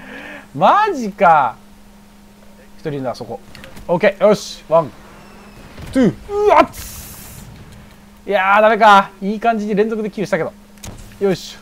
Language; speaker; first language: Japanese; native; Japanese